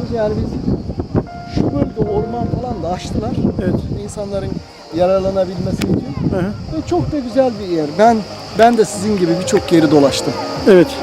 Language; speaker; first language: Turkish; native; Turkish